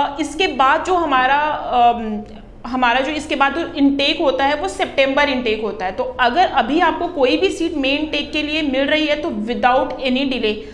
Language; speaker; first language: Hindi; non-native, local second language; Punjabi